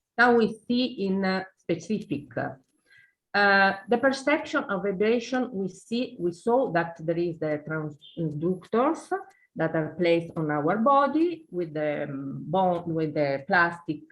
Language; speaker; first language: English; non-native, learner; Italian